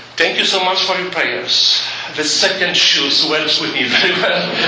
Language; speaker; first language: English; non-native, fluent; Polish